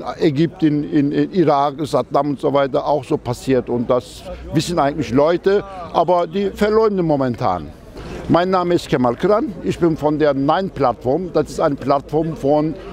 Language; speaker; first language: German; early bilingual, other home language; Turkish